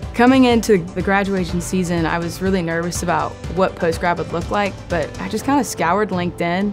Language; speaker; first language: English; native; English